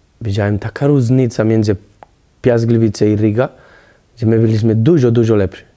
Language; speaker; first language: Polish; non-native, learner; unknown